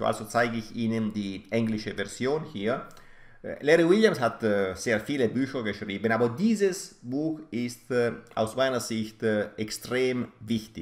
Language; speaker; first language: German; non-native, fluent; Italian